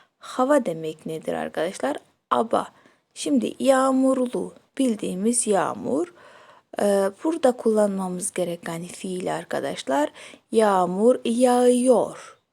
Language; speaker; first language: Turkish; non-native, fluent; Kyrgyz